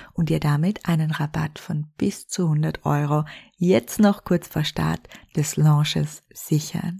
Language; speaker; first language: German; native; German